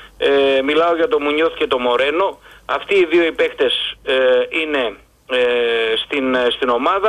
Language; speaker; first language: Greek; native; Greek